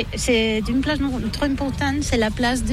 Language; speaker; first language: French; non-native, learner; Catalan